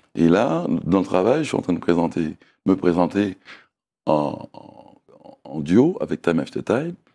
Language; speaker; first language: French; native; French